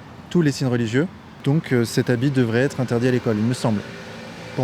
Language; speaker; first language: French; native; French